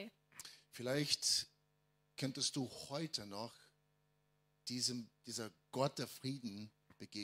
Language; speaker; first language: German; non-native, fluent; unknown